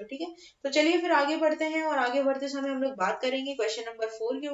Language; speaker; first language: Hindi; native; Hindi